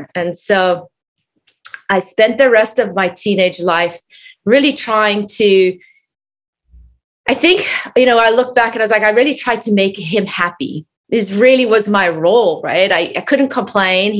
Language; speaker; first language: English; native; English